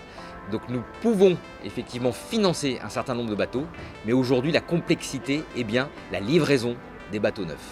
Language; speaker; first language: French; native; French